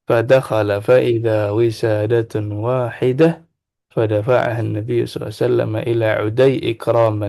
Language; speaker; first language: Arabic; non-native, fluent; Indonesian